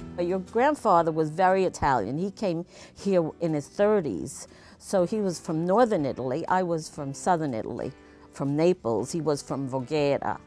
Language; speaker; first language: English; early bilingual, other home language; Italian